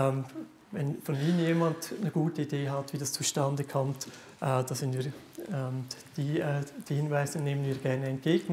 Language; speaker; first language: German; native; German